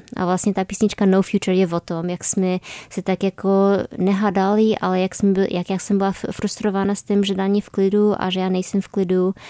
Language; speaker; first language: Czech; non-native, fluent; Polish